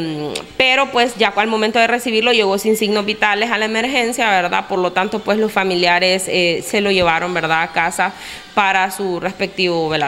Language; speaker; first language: Spanish; native; Spanish